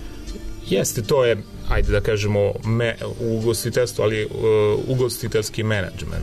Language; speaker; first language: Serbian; non-native, fluent; Italian